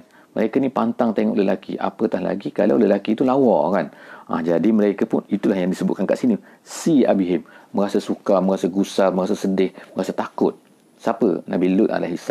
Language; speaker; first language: Malay; native; Malay